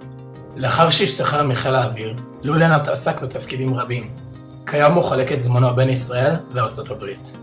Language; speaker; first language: Hebrew; native; Hebrew